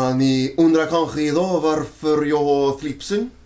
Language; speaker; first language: Swedish; non-native, fluent; Spanish